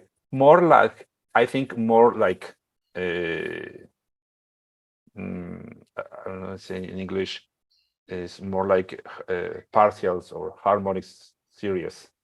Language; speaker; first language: English; non-native, learner; Spanish